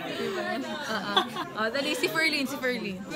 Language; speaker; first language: Filipino; native; Filipino